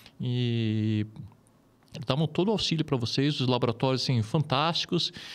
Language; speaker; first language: Portuguese; native; Portuguese